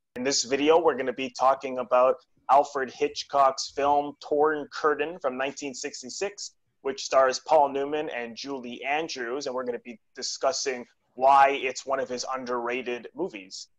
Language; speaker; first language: English; native; English